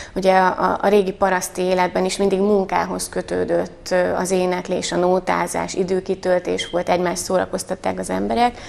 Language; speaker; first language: Hungarian; native; Hungarian